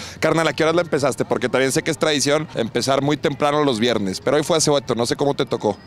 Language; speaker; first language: Spanish; native; Spanish